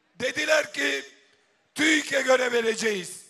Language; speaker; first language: Turkish; native; Turkish